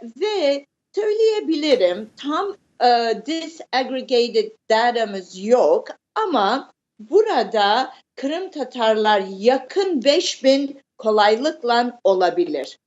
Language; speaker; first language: Turkish; early bilingual, heritage; Turkish